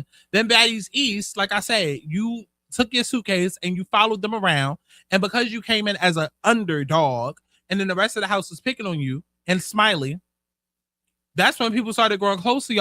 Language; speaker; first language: English; native; English